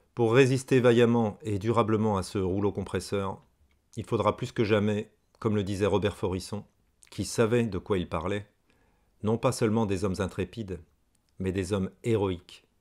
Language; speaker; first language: French; native; French